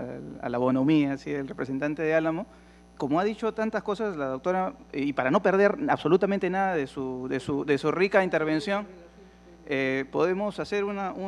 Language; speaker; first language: Spanish; native; Spanish